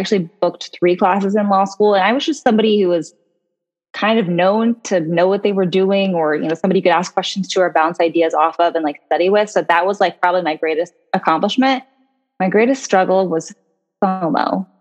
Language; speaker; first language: English; native; English